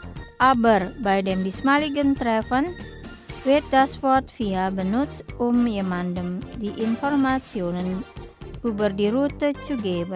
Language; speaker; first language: German; non-native, fluent; Indonesian